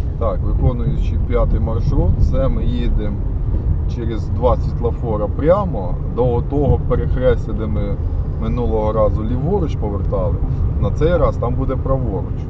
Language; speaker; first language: Ukrainian; non-native, local second language; Russian